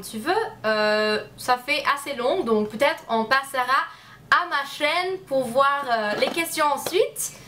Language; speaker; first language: French; non-native, learner; English